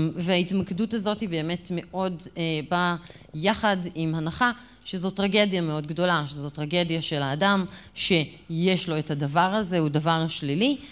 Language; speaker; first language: Hebrew; native; Hebrew